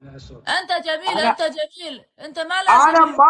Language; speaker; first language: Arabic; non-native, learner; Kurdish